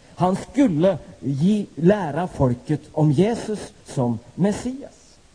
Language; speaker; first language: Swedish; non-native, fluent; Norwegian